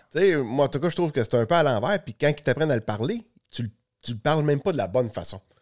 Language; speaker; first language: French; native; French